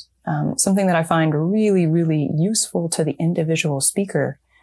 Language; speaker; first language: English; native; English